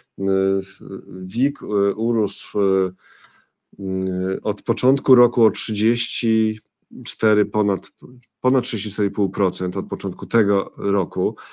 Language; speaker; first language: Polish; native; Polish